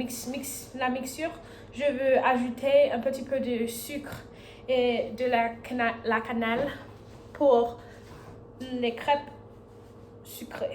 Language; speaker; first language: French; non-native, learner; English